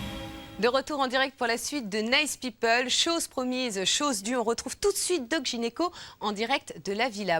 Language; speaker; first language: French; native; French